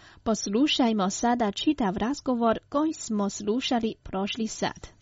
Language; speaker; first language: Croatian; non-native, fluent; Chinese